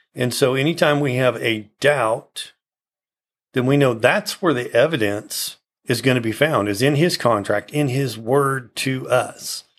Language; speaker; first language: English; native; English